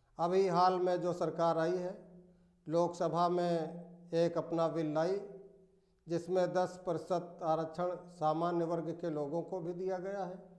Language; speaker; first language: Hindi; native; Hindi